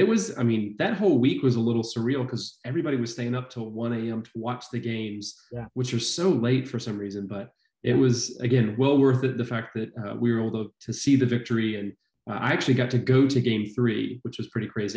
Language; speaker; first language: English; native; English